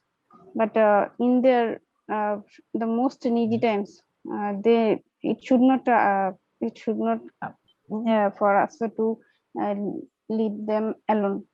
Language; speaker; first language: English; non-native, learner; Bangla